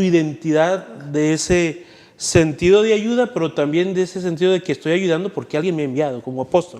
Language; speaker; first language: Spanish; native; Spanish